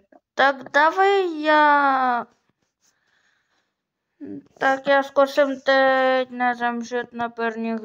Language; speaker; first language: Czech; early bilingual, other home language; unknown